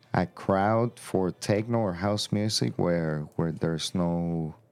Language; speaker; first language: English; non-native, fluent; Spanish